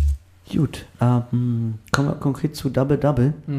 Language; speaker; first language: German; native; German